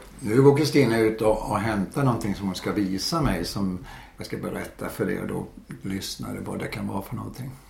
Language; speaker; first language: Swedish; native; Swedish